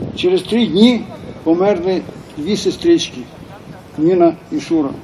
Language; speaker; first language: Ukrainian; native; Ukrainian